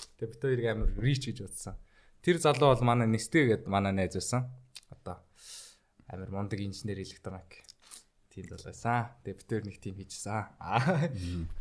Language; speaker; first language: Mongolian; native; Mongolian